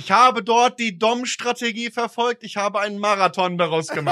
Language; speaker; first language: German; native; German